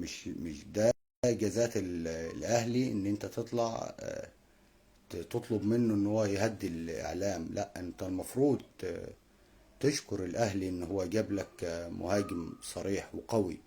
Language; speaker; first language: Arabic; native; Arabic